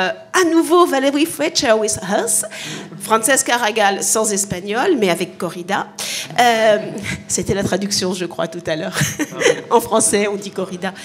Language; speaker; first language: French; native; French